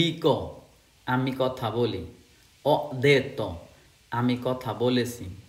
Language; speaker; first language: Italian; non-native, fluent; Bangla